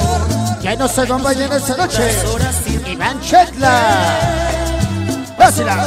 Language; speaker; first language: Spanish; native; Spanish